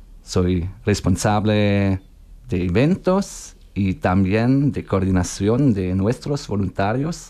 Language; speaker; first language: Spanish; non-native, learner; German